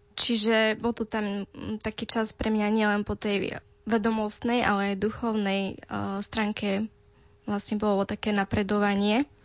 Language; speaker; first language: Slovak; non-native, local second language; Romany